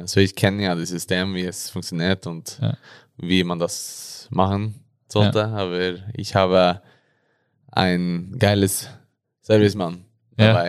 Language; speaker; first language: German; non-native, learner; Norwegian